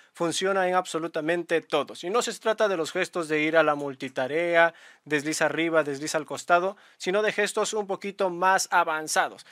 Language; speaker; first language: Spanish; native; Spanish